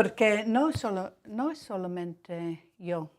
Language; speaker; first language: Spanish; non-native, learner; English